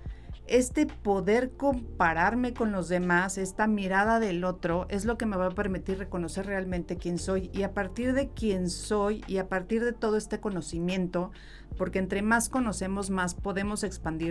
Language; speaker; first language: Spanish; native; Spanish